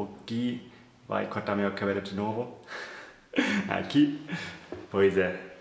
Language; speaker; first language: Portuguese; non-native, fluent; German